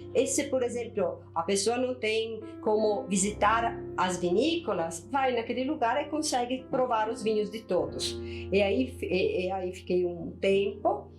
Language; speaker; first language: Portuguese; non-native, fluent; Italian